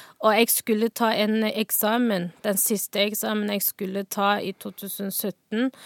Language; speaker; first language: Norwegian; non-native, fluent; Uyghur